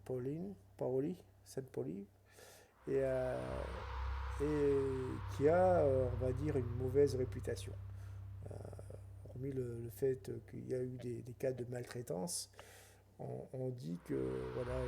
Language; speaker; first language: French; native; French